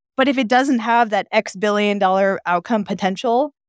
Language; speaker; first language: English; non-native, fluent; Japanese